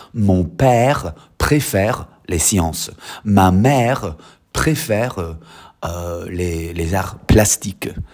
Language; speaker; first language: French; non-native, fluent; English